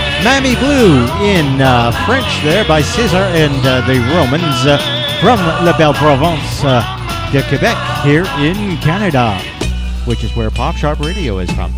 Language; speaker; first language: English; native; English